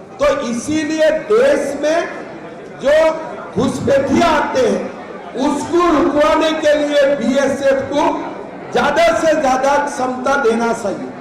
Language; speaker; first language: Hindi; non-native, local second language; Assamese